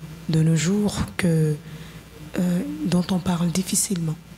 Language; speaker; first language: French; non-native, local second language; Bambara